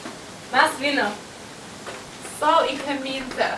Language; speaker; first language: Spanish; non-native, learner; English